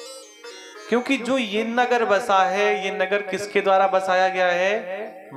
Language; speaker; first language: Hindi; native; Hindi